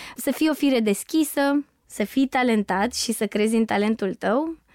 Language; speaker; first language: Romanian; native; Romanian